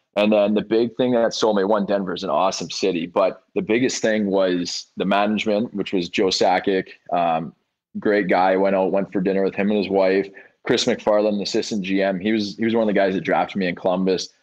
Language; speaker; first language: English; native; English